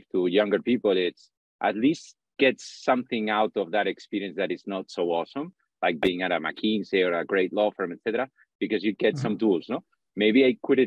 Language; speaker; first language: English; non-native, fluent; Spanish